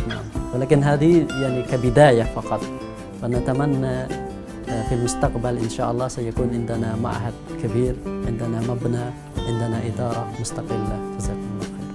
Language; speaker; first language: Arabic; non-native, fluent; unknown